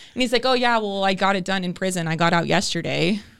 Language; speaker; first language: English; native; English